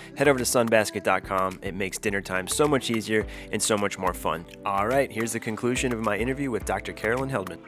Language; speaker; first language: English; native; English